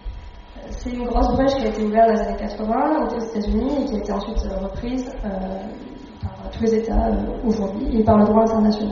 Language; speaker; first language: French; native; French